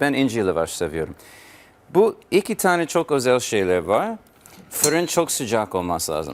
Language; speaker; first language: Turkish; non-native, learner; English